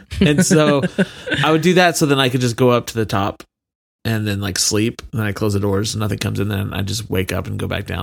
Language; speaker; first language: English; native; English